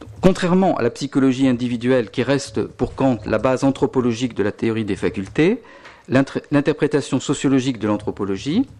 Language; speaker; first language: French; native; French